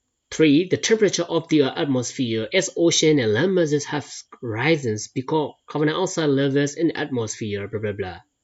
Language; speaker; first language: English; non-native, fluent; Burmese